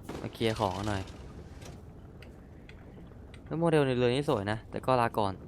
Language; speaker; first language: Thai; native; Thai